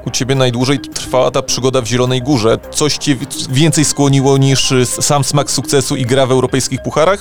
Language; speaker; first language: Polish; native; Polish